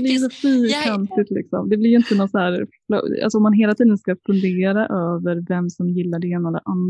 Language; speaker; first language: Swedish; native; Swedish